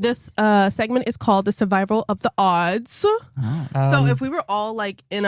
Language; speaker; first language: English; native; English